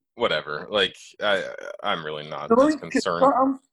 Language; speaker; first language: English; native; English